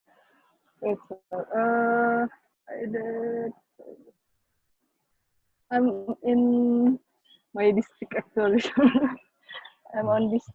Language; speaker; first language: English; non-native, learner; Indonesian